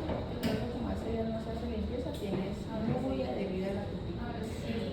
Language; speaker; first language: Spanish; native; Spanish